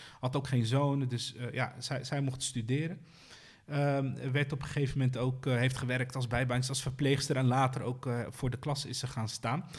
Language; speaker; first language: Dutch; early bilingual, other home language; Arabic